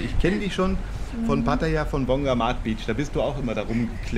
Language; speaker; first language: German; native; German